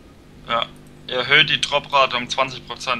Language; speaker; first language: German; native; German